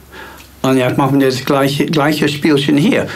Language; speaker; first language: German; non-native, fluent; English